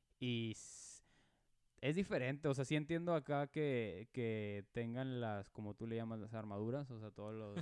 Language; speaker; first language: Spanish; native; Spanish